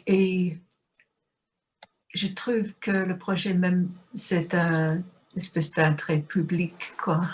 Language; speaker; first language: French; non-native, fluent; English